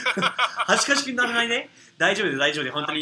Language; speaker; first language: Japanese; non-native, fluent; English